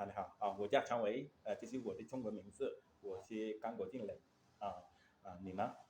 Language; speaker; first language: Chinese; non-native, learner; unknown